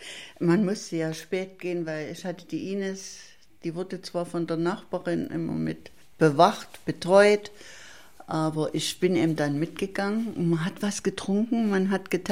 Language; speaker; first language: German; native; German